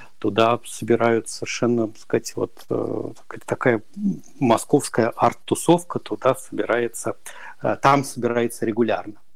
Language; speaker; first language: Russian; native; Russian